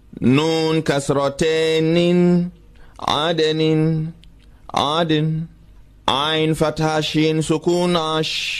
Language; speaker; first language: Arabic; non-native, fluent; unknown